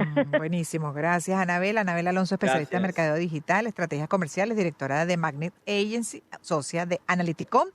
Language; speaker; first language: Spanish; native; Spanish